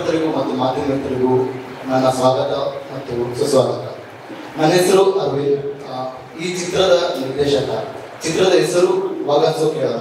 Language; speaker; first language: Kannada; non-native, local second language; Konkani